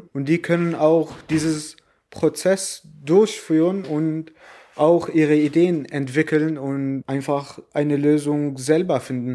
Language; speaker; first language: German; non-native, fluent; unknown